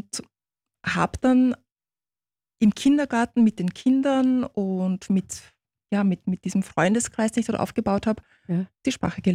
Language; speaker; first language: German; early bilingual, other home language; Turkish